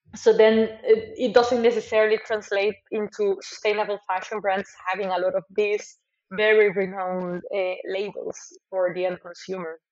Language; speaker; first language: English; non-native, fluent; Spanish